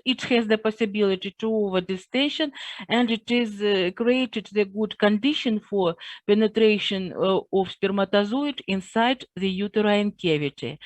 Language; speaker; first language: English; non-native, fluent; Russian